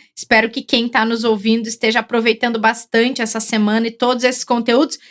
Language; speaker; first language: Portuguese; native; Portuguese